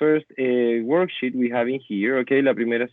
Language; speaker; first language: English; non-native, fluent; Spanish